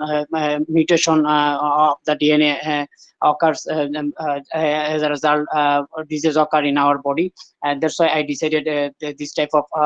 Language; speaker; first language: English; non-native, learner; Bangla